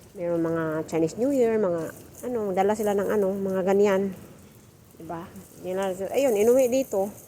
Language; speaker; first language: Filipino; non-native, local second language; Cebuano